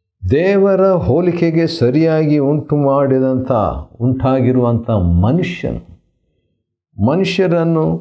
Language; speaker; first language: Kannada; native; Kannada